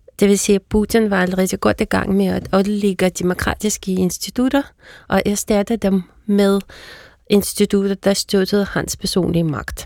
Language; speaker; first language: Danish; non-native, fluent; Russian